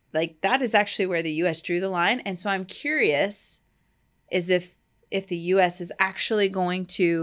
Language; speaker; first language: English; native; English